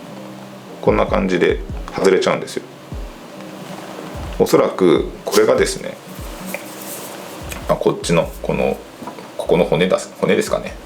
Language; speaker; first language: Japanese; native; Japanese